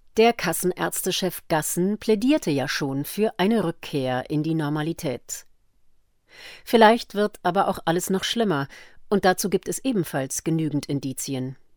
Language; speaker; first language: German; native; German